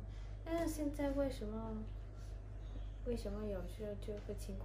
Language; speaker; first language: Chinese; non-native, learner; Vietnamese